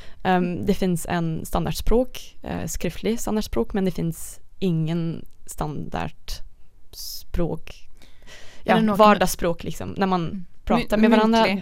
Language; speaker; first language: Swedish; non-native, learner; Dutch